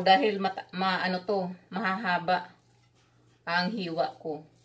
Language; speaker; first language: Filipino; non-native, local second language; Cebuano